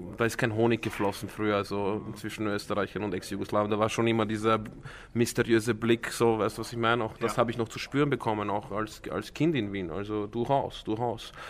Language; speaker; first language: German; early bilingual, other home language; Croatian